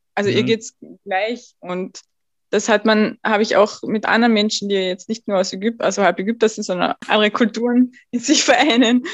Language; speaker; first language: German; native; German